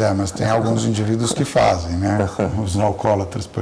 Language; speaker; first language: Portuguese; native; Portuguese